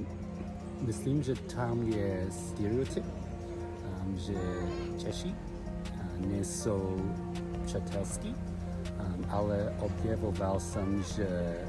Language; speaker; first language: Czech; non-native, learner; English